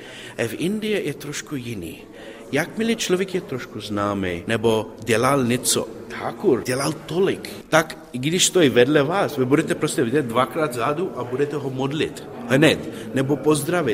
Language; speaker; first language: Czech; non-native, learner; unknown